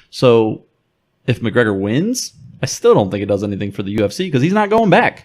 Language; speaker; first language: English; native; English